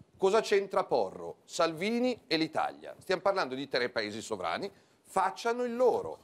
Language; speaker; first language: Italian; native; Italian